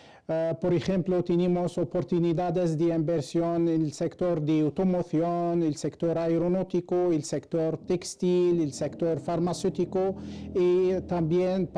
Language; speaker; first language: Spanish; non-native, fluent; Arabic